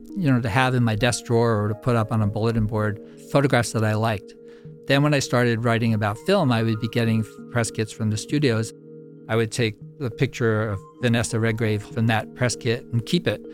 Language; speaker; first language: English; native; English